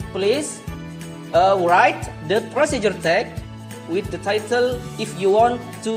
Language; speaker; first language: English; non-native, learner; Indonesian